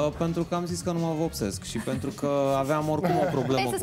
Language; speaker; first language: Romanian; native; Romanian